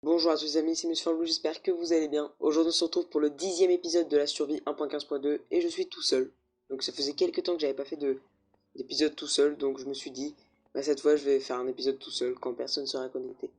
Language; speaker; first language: French; native; French